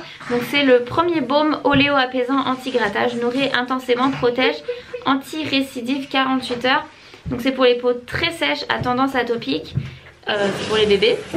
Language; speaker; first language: French; native; French